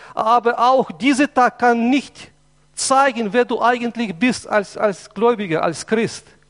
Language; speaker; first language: German; non-native, fluent; Russian